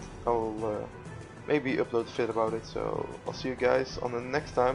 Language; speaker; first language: English; non-native, fluent; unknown